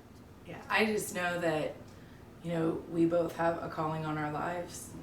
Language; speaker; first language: English; native; English